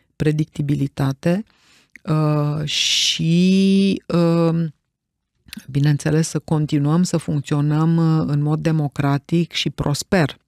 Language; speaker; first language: Romanian; native; Romanian